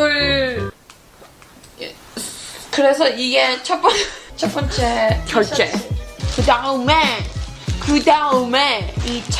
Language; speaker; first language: Korean; early bilingual, heritage; English